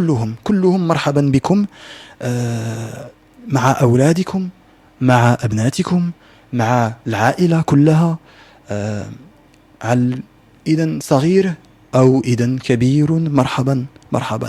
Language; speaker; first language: Arabic; non-native, learner; French